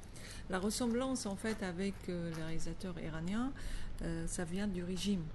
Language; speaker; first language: French; non-native, fluent; Arabic